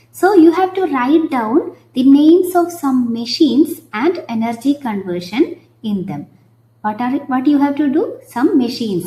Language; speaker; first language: English; non-native, local second language; Malayalam